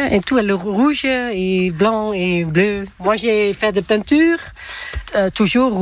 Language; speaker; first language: French; non-native, learner; Dutch